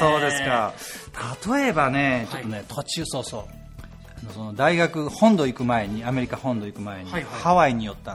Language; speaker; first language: Japanese; native; Japanese